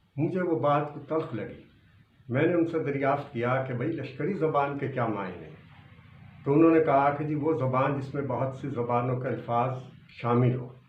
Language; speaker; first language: Urdu; native; Urdu